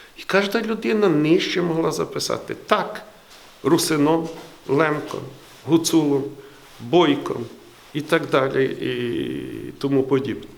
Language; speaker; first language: Ukrainian; native; Ukrainian